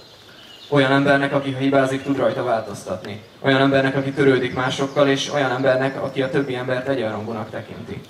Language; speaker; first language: Hungarian; native; Hungarian